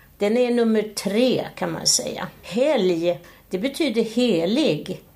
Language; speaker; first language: Swedish; native; Swedish